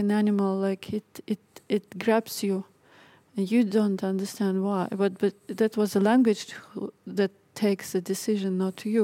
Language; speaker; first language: English; non-native, fluent; Russian